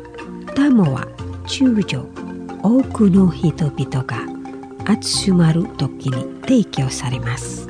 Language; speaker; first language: Japanese; non-native, fluent; Indonesian